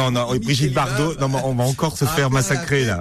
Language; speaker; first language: French; native; French